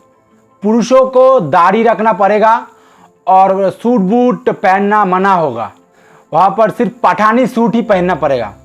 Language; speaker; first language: Hindi; non-native, local second language; Bangla